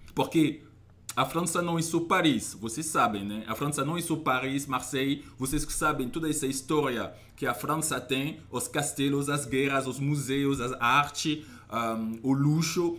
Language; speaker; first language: Portuguese; non-native, fluent; French